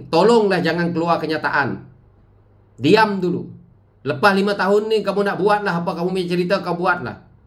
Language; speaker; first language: Malay; native; Malay